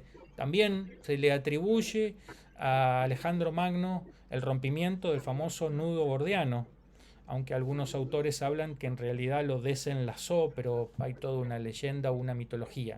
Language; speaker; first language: Spanish; native; Spanish